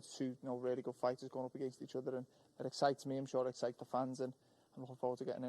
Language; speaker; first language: English; native; English